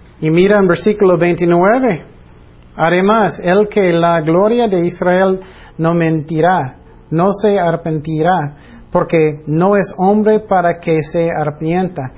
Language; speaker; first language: Spanish; non-native, fluent; English